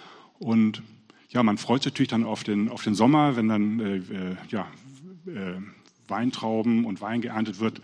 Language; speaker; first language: German; native; German